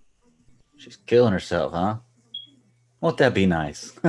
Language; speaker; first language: English; native; English